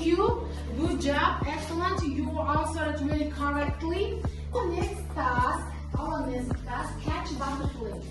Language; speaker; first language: English; non-native, learner; Kazakh